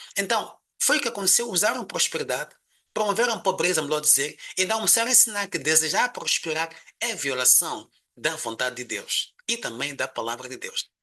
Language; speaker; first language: Portuguese; non-native, local second language; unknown